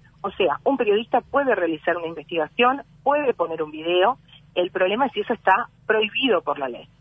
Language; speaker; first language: Spanish; native; Spanish